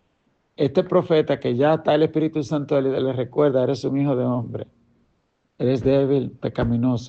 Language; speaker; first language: Spanish; native; Spanish